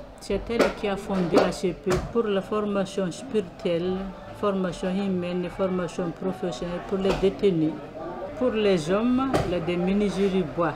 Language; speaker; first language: French; non-native, fluent; Malagasy